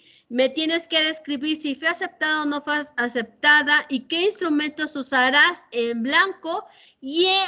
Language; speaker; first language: Spanish; native; Spanish